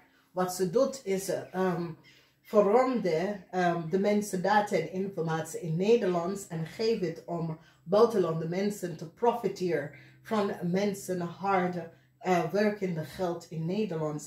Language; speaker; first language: Dutch; non-native, learner; English